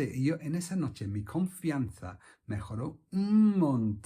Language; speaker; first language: Spanish; non-native, fluent; English